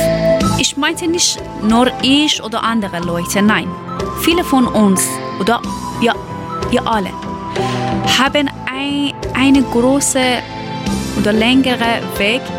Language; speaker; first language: German; non-native, learner; Persian